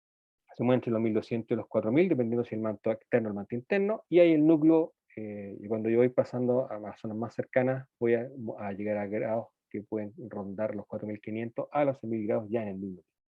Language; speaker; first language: Spanish; native; Spanish